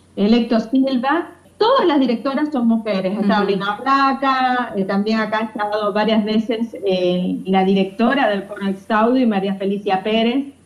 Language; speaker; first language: Spanish; native; Spanish